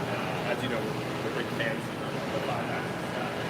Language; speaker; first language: English; native; English